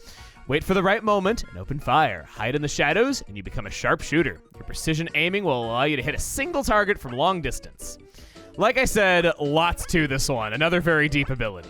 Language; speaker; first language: English; native; English